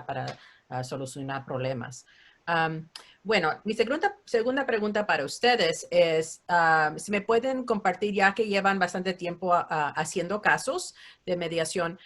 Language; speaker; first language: Spanish; early bilingual, heritage; Spanish